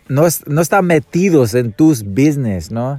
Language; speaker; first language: Spanish; non-native, fluent; English